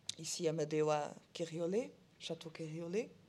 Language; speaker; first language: French; non-native, learner; Portuguese